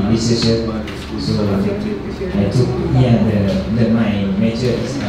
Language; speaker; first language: English; non-native, learner; Lao